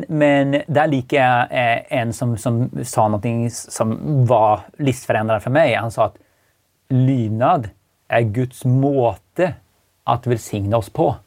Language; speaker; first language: Swedish; native; Swedish